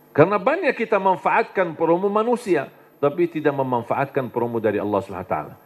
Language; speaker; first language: Indonesian; non-native, fluent; Arabic